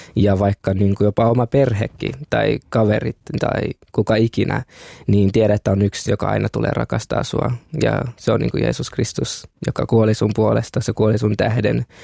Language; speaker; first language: Finnish; early bilingual, other home language; Kinyarwanda